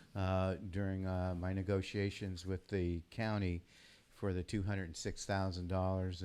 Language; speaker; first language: English; native; English